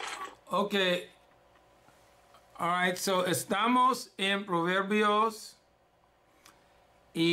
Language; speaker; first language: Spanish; early bilingual, heritage; English